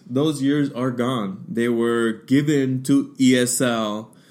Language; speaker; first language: English; early bilingual, other home language; Spanish